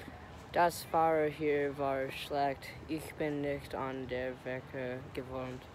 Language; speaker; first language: German; non-native, learner; English